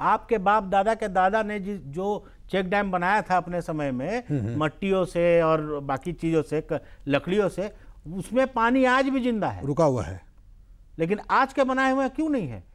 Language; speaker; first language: Hindi; native; Hindi